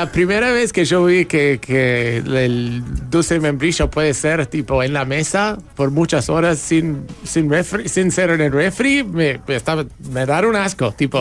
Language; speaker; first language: Spanish; non-native, fluent; English